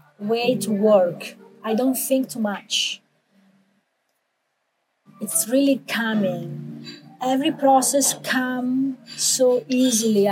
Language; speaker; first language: English; non-native, learner; Italian